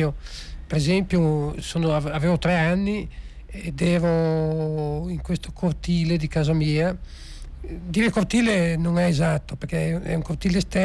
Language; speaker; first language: Italian; native; Italian